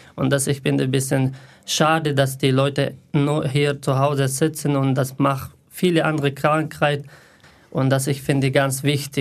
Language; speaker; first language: German; non-native, learner; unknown